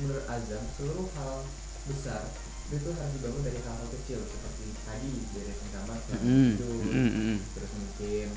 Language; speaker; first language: Indonesian; native; Indonesian